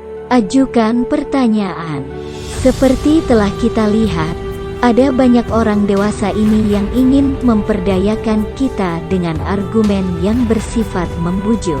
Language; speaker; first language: Indonesian; native; Indonesian